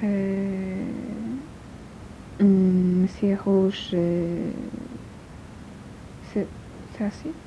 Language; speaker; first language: French; non-native, learner; Polish